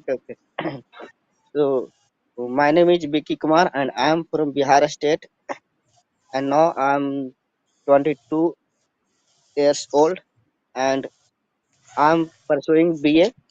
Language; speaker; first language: English; non-native, learner; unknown